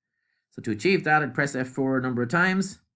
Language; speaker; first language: English; native; English